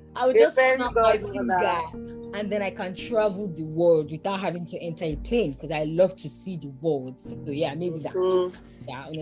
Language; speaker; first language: English; non-native, local second language; Yoruba